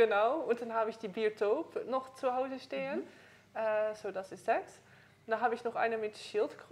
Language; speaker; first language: German; non-native, learner; Dutch